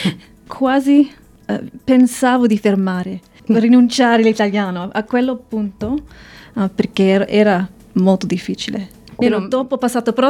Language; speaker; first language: Italian; non-native, fluent; English